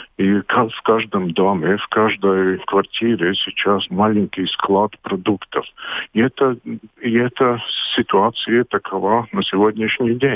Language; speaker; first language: Russian; non-native, local second language; Latvian